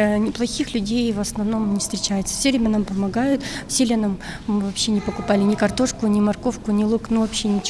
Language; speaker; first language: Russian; native; Russian